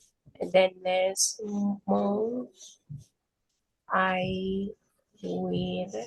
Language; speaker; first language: English; non-native, learner; Spanish